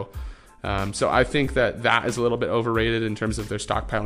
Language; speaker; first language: English; native; English